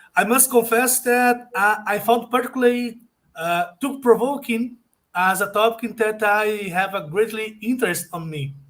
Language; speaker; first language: English; non-native, learner; Portuguese